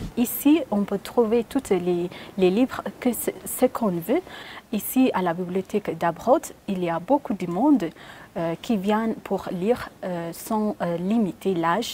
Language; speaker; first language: French; non-native, learner; Amharic